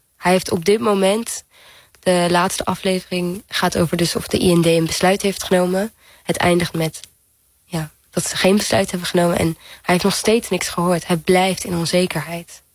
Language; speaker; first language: Dutch; non-native, fluent; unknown